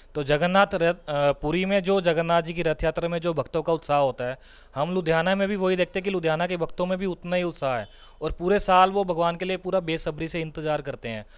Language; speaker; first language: Hindi; non-native, local second language; Punjabi